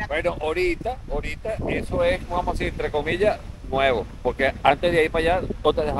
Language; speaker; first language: Spanish; native; Spanish